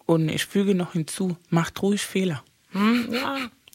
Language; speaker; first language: German; non-native, fluent; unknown